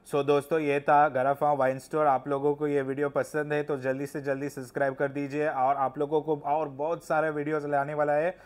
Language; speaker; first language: Hindi; non-native, local second language; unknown